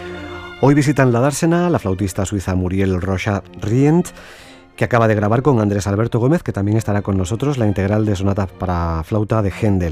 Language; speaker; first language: Spanish; native; Spanish